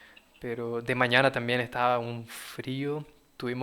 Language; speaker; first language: Spanish; early bilingual, heritage; Portuguese